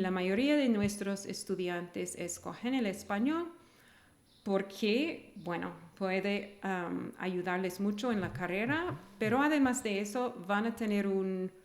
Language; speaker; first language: Spanish; non-native, fluent; English